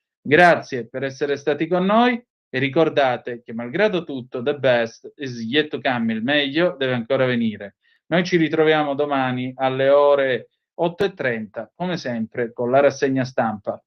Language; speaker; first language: Italian; native; Italian